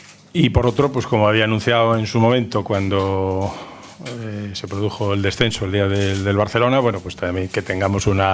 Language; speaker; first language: Spanish; native; Spanish